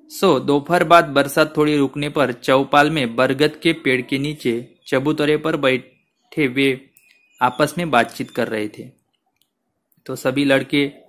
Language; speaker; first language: Hindi; non-native, local second language; Marathi